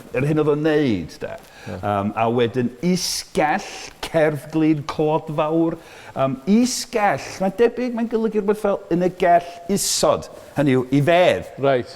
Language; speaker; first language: Welsh; native; Welsh